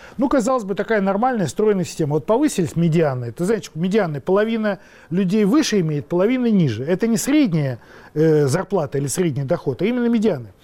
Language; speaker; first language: Russian; native; Russian